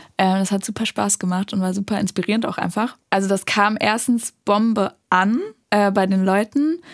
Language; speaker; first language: German; native; German